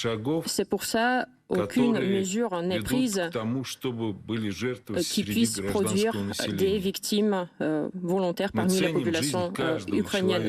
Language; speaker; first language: French; non-native, fluent; Russian